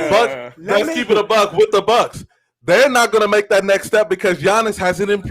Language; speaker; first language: English; native; English